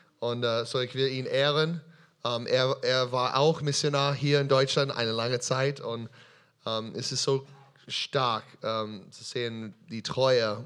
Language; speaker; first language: German; non-native, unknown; English